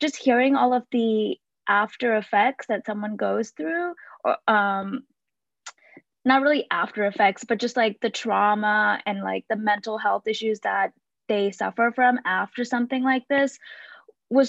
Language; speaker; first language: English; non-native, local second language; Sinhala